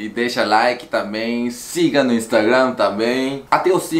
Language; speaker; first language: Portuguese; non-native, fluent; Korean